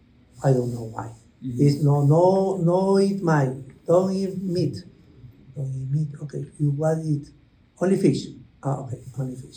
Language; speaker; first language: English; non-native, learner; Spanish